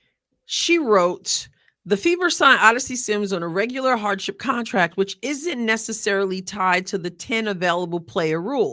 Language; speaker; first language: English; native; English